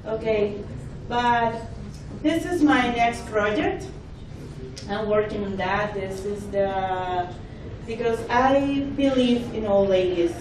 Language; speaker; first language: English; non-native, fluent; Spanish